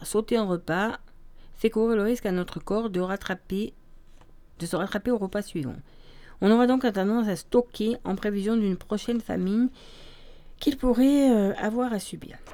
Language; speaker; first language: French; native; French